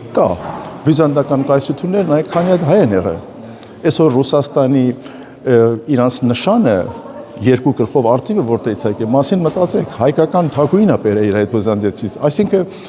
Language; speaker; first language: Armenian; early bilingual, heritage; Armenian